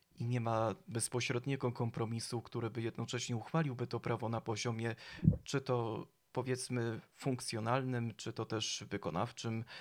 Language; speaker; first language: Polish; native; Polish